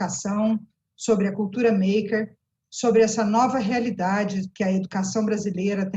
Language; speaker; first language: Portuguese; native; Portuguese